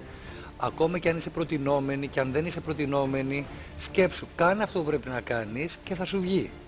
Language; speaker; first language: Greek; native; Greek